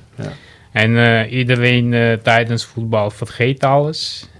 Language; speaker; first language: Dutch; non-native, fluent; Armenian